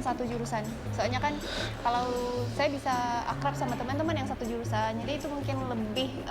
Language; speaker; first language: Indonesian; non-native, learner; Thai